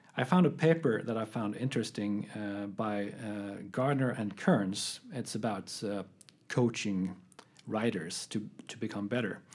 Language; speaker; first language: English; non-native, fluent; Swedish